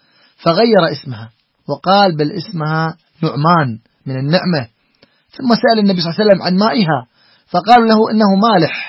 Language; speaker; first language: Arabic; native; Arabic